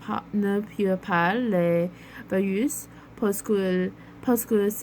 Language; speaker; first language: French; non-native, learner; English